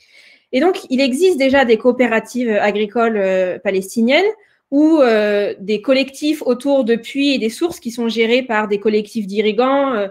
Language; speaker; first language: French; native; French